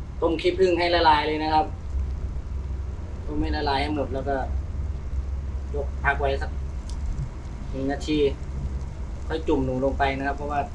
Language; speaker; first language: Thai; native; Thai